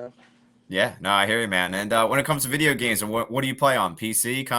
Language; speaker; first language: English; native; English